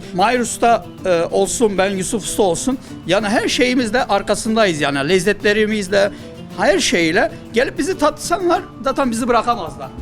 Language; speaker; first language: Turkish; native; Turkish